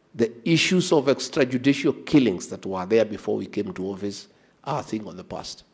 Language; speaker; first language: English; non-native, local second language; Kikuyu